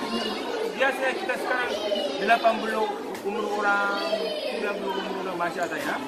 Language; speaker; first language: Indonesian; non-native, learner; Korean